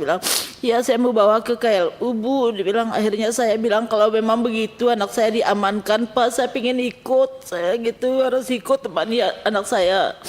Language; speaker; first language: Indonesian; non-native, local second language; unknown